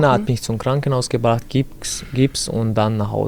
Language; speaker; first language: German; non-native, learner; Chechen